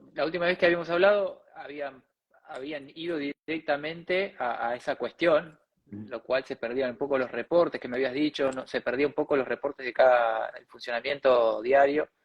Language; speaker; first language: Spanish; native; Spanish